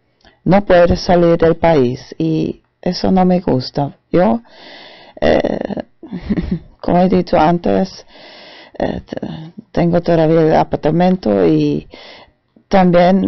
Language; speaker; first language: Spanish; non-native, fluent; German